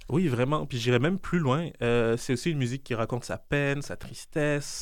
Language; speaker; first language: French; native; French